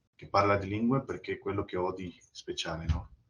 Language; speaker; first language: Italian; non-native, learner; Spanish